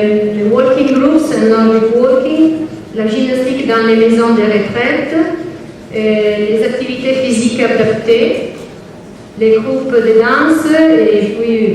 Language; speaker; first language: French; non-native, learner; Italian